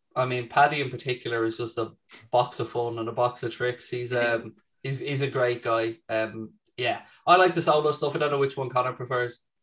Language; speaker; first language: English; native; English